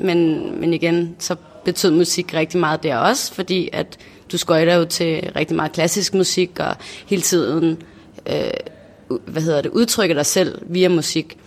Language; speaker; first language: Danish; native; Danish